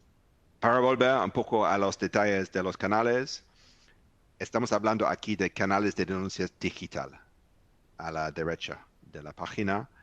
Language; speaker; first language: Spanish; non-native, fluent; English